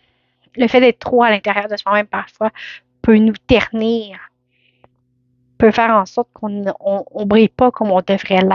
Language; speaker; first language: French; native; French